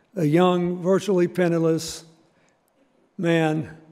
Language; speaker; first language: English; native; English